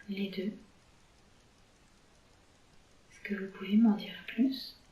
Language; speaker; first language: French; native; French